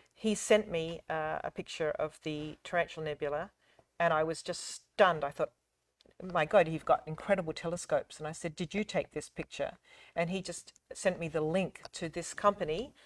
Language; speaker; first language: English; native; English